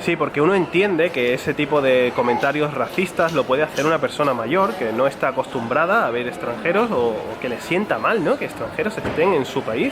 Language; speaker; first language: Spanish; native; Spanish